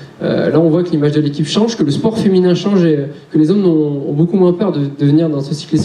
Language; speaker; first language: French; native; French